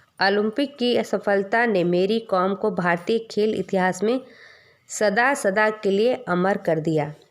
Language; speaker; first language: Hindi; native; Hindi